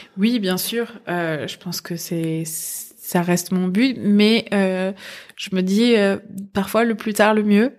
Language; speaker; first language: French; early bilingual, other home language; Persian